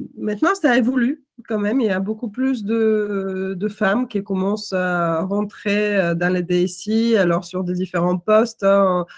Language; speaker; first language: French; non-native, fluent; Russian